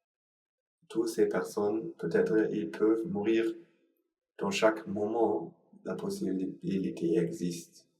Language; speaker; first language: French; non-native, learner; Sinhala